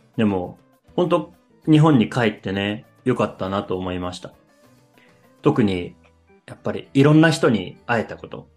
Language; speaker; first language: Japanese; native; Japanese